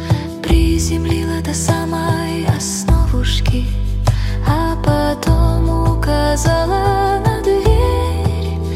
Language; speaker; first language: Russian; native; Russian